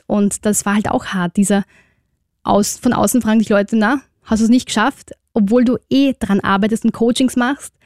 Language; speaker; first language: German; native; German